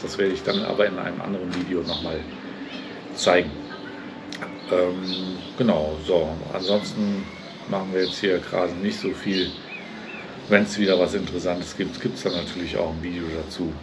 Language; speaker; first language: German; native; German